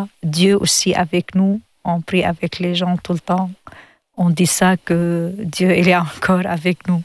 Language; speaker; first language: French; non-native, learner; Arabic